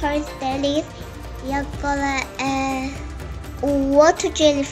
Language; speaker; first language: Portuguese; early bilingual, heritage; Portuguese